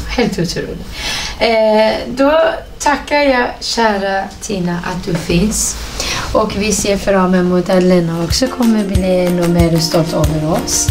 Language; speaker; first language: Swedish; non-native, fluent; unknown